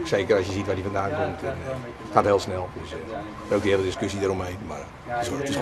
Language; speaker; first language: Dutch; native; Dutch